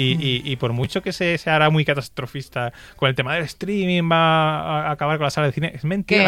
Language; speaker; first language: Spanish; native; Spanish